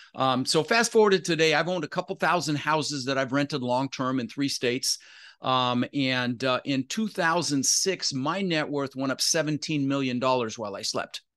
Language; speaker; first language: English; native; English